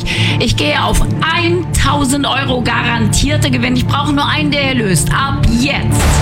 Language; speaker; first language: German; native; German